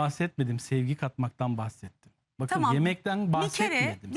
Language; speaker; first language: Turkish; native; Turkish